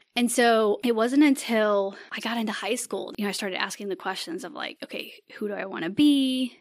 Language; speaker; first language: English; native; English